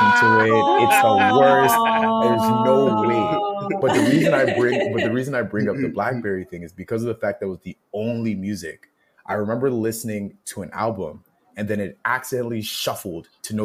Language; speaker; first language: English; native; English